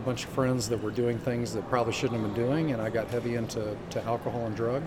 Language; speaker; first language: English; native; English